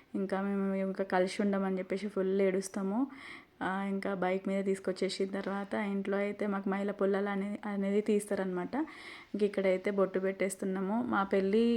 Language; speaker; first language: Telugu; non-native, local second language; Lambadi